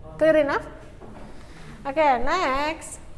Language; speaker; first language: English; non-native, local second language; Indonesian